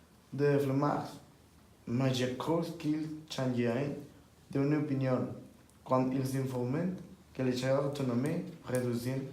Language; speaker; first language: French; non-native, learner; Spanish